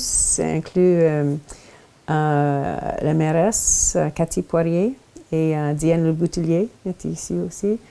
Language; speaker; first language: French; non-native, local second language; English